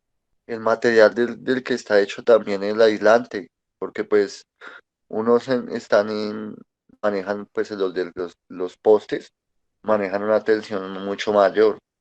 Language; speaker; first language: Spanish; native; Spanish